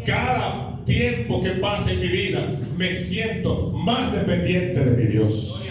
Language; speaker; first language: Spanish; native; Spanish